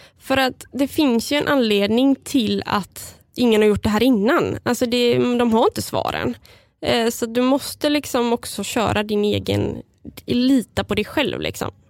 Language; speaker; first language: Swedish; early bilingual, other home language; Bulgarian